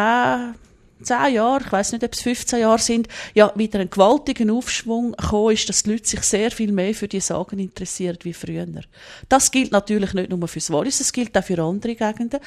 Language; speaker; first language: German; native; German